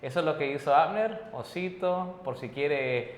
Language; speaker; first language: Spanish; early bilingual, heritage; Spanish